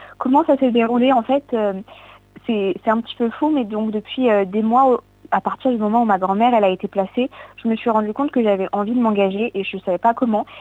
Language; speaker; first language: French; native; French